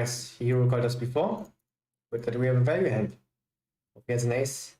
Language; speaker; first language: English; non-native, fluent; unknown